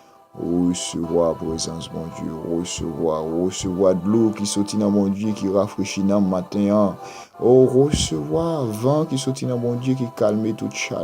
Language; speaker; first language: French; non-native, local second language; Haitian Creole